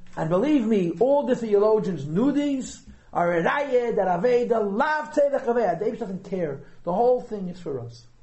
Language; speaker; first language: English; native; English